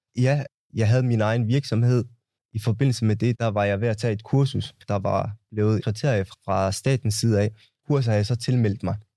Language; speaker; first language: Danish; early bilingual, other home language; Somali